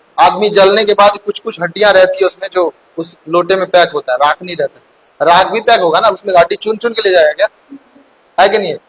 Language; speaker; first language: Hindi; native; Hindi